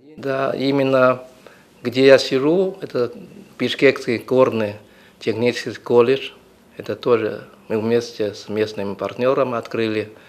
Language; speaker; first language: Russian; non-native, fluent; Chinese